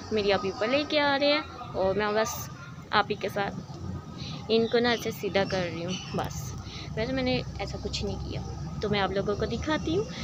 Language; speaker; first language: Urdu; native; Urdu